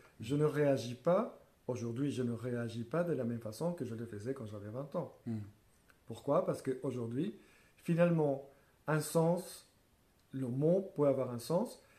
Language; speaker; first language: French; non-native, fluent; Spanish